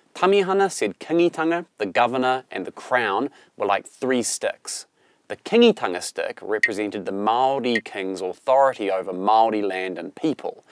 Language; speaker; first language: English; native; English